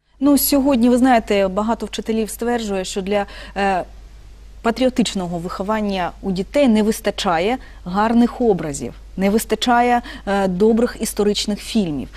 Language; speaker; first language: Ukrainian; native; Ukrainian